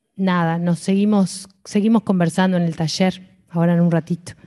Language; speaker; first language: Spanish; native; Spanish